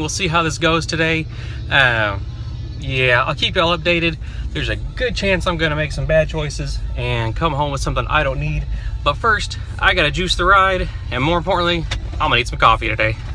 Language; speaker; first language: English; native; English